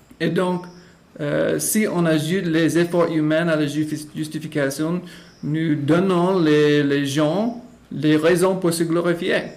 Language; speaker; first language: French; non-native, fluent; English